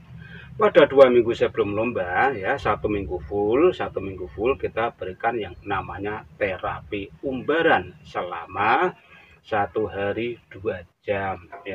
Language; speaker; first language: Indonesian; native; Indonesian